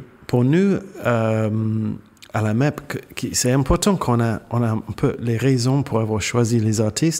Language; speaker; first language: French; non-native, fluent; English